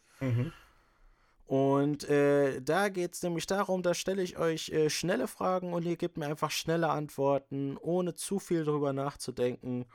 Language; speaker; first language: German; native; German